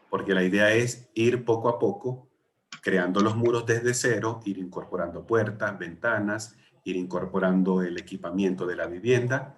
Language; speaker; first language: Spanish; native; Spanish